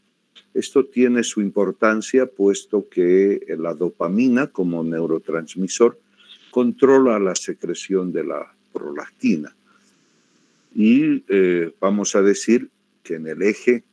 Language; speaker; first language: Spanish; native; Spanish